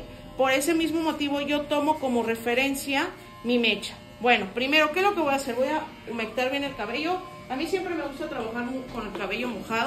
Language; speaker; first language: Spanish; native; Spanish